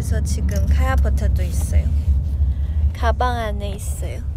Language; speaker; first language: Korean; non-native, fluent; Chinese